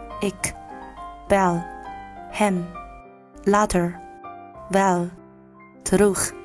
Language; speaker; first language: Dutch; non-native, learner; Chinese